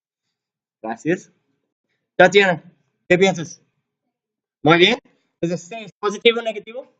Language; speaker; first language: Spanish; non-native, learner; English